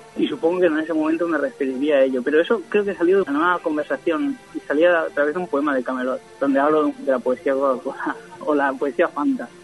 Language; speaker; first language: Spanish; non-native, local second language; Catalan